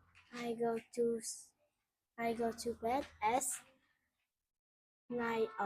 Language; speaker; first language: English; non-native, learner; Vietnamese